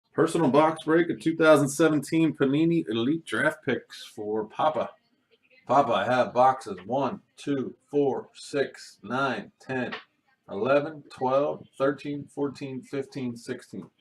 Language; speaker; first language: English; native; English